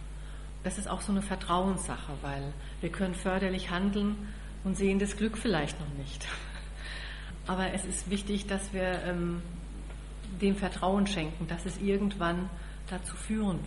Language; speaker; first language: German; native; German